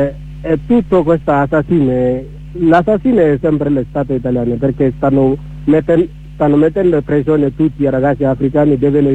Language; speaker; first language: Italian; non-native, learner; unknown